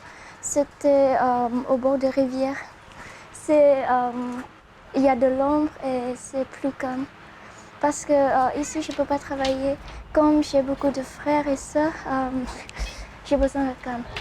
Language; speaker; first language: French; non-native, learner; Khmer